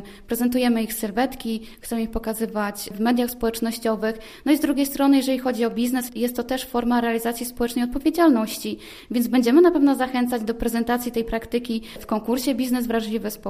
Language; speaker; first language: Polish; native; Polish